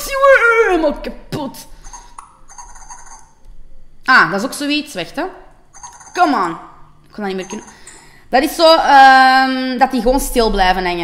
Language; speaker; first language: Dutch; native; Dutch